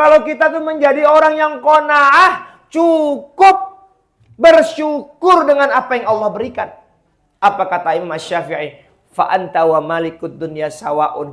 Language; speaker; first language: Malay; non-native, local second language; Javanese